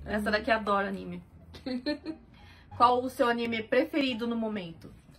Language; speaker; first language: Portuguese; native; Portuguese